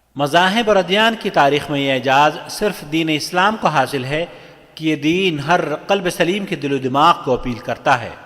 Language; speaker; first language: Urdu; native; Urdu